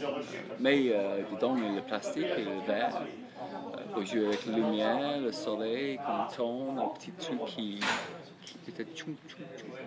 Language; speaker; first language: French; non-native, fluent; English